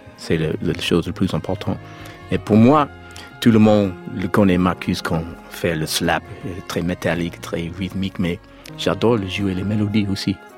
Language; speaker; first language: French; non-native, learner; English